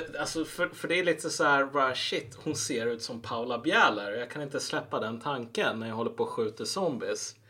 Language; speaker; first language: Swedish; native; Swedish